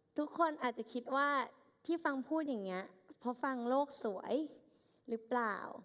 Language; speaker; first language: Thai; native; Thai